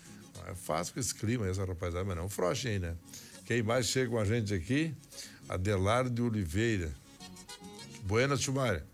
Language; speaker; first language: Portuguese; native; Portuguese